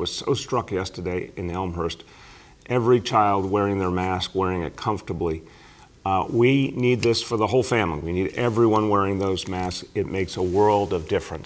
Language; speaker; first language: English; native; English